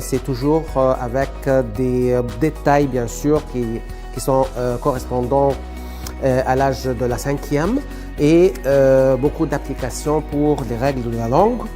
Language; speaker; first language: French; non-native, fluent; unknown